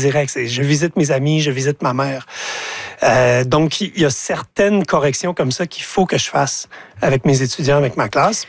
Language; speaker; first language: French; native; French